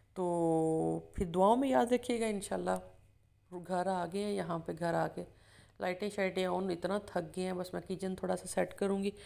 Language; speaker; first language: Urdu; non-native, local second language; Punjabi